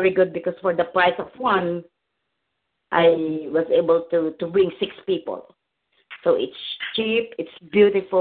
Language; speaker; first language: English; non-native, local second language; Filipino